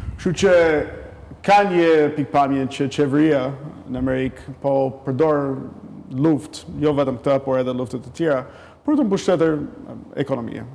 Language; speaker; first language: Albanian; non-native, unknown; English